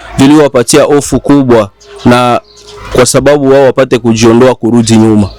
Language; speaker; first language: Swahili; native; Swahili